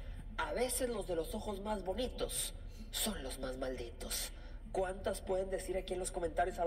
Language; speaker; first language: Spanish; native; Spanish